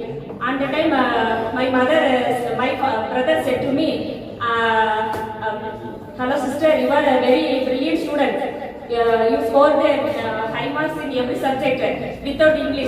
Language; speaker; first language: English; non-native, learner; Tamil